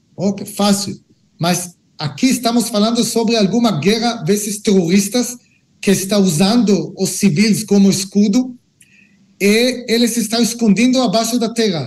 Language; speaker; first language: Portuguese; non-native, learner; Hebrew